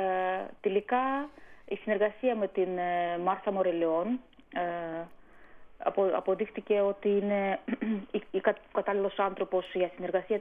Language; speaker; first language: Greek; non-native, fluent; Armenian